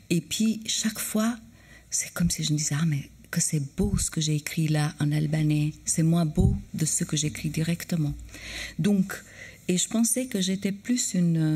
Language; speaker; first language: French; non-native, fluent; Albanian